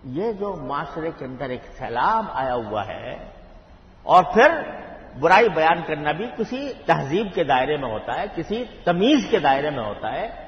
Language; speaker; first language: Urdu; native; Urdu